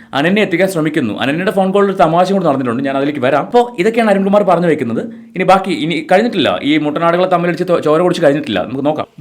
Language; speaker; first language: Malayalam; native; Malayalam